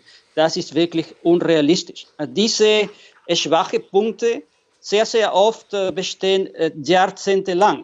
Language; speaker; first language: German; non-native, fluent; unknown